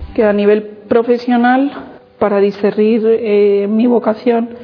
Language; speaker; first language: Spanish; native; Spanish